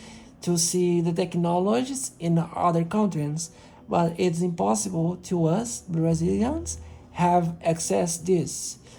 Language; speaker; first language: English; non-native, learner; Portuguese